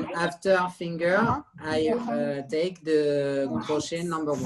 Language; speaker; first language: English; non-native, learner; French